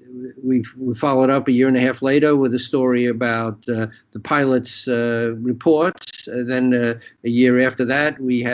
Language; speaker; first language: English; native; English